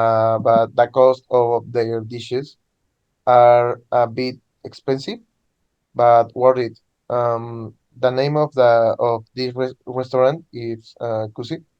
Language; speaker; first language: English; non-native, learner; Spanish